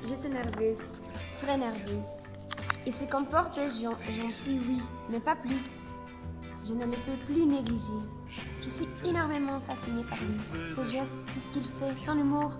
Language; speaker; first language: French; non-native, learner; Dutch